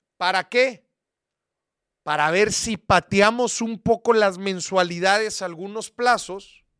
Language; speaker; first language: Spanish; native; Spanish